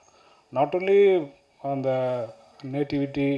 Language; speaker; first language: Tamil; native; Tamil